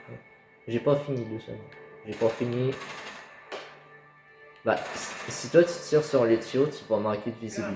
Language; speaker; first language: French; native; French